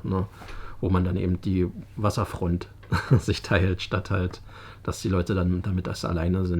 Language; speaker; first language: German; native; German